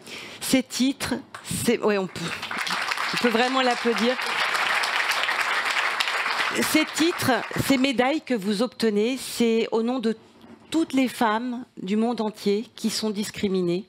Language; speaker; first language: French; native; French